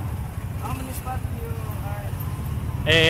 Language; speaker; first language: English; non-native, local second language; Cebuano